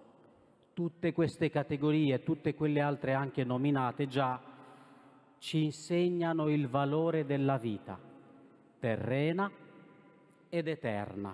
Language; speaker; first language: Italian; non-native, fluent; Romanian